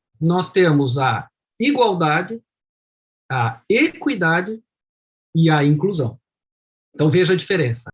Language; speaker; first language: Portuguese; native; Portuguese